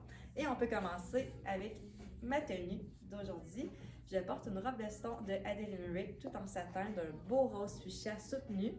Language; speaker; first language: French; native; French